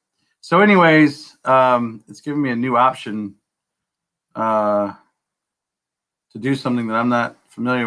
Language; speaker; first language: English; native; English